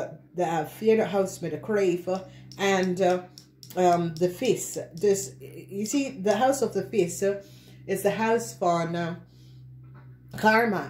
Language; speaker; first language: Dutch; non-native, learner; English